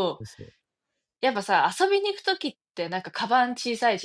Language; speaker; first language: Japanese; native; Japanese